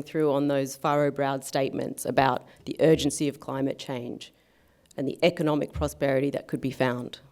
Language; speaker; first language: English; native; English